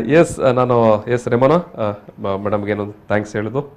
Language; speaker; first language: Kannada; native; Kannada